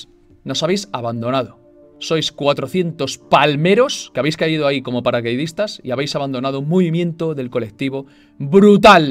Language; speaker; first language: Spanish; native; Spanish